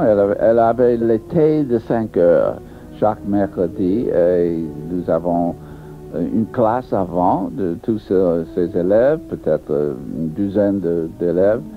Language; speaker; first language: French; non-native, fluent; English